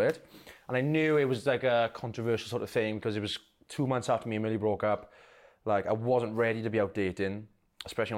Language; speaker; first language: English; native; English